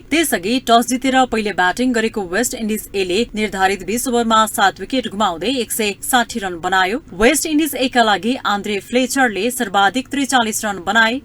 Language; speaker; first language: Nepali; native; Nepali